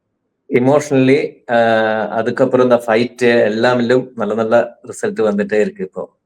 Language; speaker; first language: Tamil; non-native, learner; Malayalam